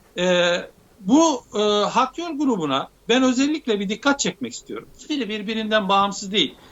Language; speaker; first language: Turkish; native; Turkish